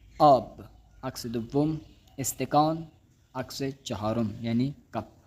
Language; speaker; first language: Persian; non-native, fluent; Urdu